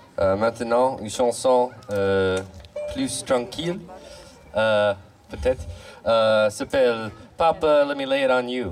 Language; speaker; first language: French; non-native, learner; English